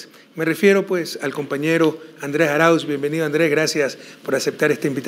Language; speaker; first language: Spanish; native; Spanish